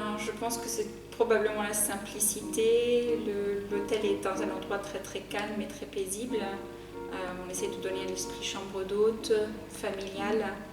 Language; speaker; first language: French; early bilingual, other home language; Arabic